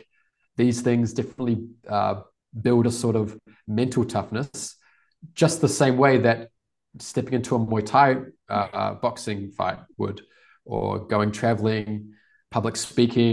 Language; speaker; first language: English; native; English